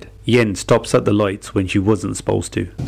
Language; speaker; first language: English; native; English